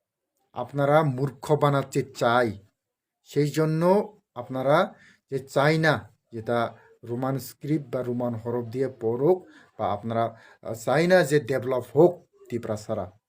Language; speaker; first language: Bangla; non-native, local second language; Kok Borok